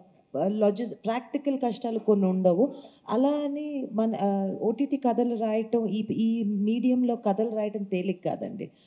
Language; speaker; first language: Telugu; native; Telugu